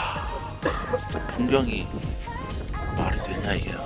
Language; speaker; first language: Korean; native; Korean